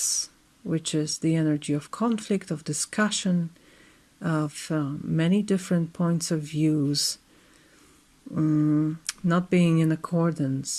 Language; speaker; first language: English; non-native, fluent; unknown